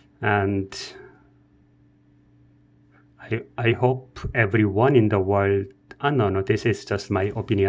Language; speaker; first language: English; non-native, learner; Korean